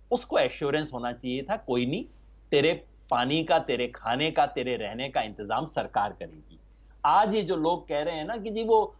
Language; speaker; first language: Hindi; native; Hindi